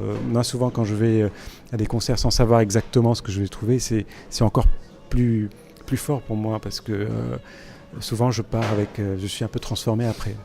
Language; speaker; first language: French; non-native, local second language; Arabic